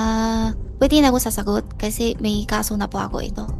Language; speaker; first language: Filipino; non-native, learner; Chinese